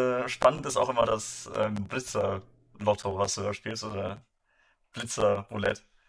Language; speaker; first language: German; native; German